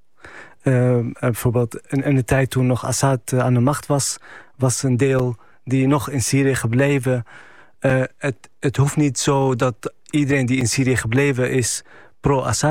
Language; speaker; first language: Dutch; non-native, fluent; Arabic